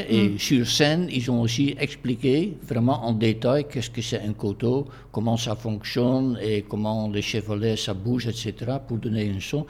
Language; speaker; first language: French; non-native, fluent; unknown